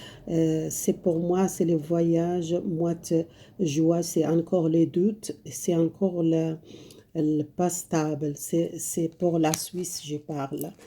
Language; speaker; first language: French; non-native, fluent; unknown